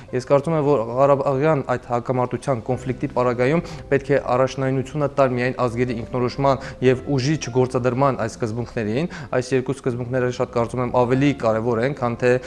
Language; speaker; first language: Armenian; non-native, local second language; Kurdish